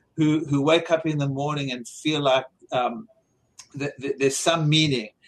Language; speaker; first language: English; native; English